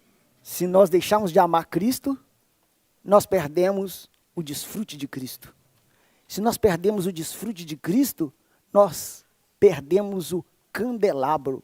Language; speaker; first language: Portuguese; native; Portuguese